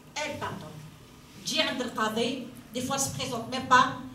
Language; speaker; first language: French; non-native, local second language; Arabic